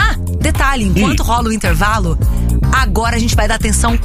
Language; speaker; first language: Portuguese; native; Portuguese